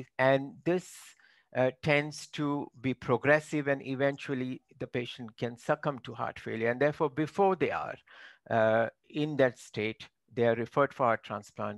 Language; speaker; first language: English; non-native, local second language; Marathi